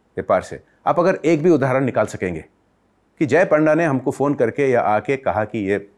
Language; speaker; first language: Hindi; non-native, local second language; Odia